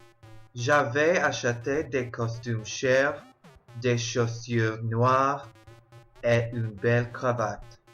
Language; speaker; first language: French; non-native, learner; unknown